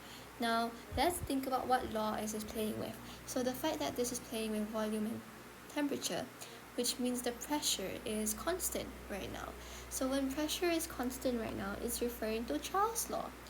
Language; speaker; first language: English; non-native, local second language; Malay